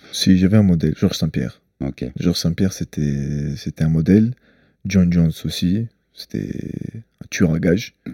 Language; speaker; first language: French; early bilingual, other home language; Chechen